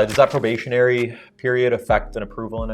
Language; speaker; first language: English; native; English